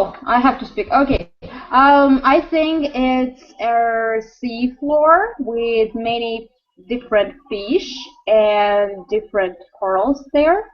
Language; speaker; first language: English; non-native, fluent; Russian